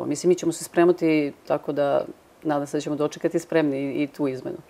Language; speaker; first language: Serbian; native; Serbian